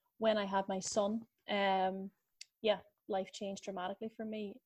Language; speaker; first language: English; native; English